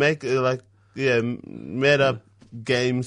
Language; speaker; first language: English; non-native, fluent; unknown